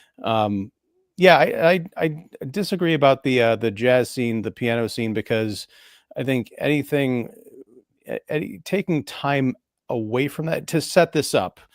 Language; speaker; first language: English; native; English